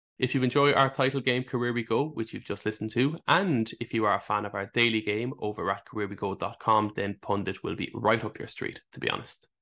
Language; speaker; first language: English; native; English